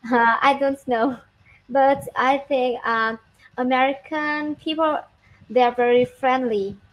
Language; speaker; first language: English; non-native, learner; Vietnamese